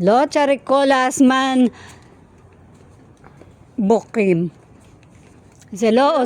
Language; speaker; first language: Hebrew; non-native, learner; Filipino